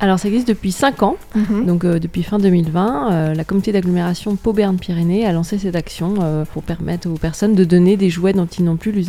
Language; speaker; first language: French; native; French